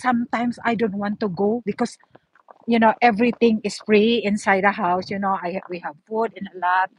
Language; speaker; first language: English; non-native, learner; Filipino